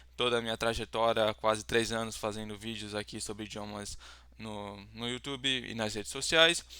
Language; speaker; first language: Portuguese; native; Portuguese